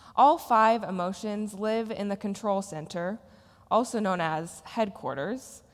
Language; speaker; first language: English; native; English